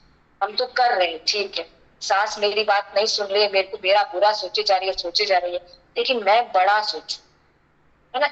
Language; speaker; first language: Hindi; native; Hindi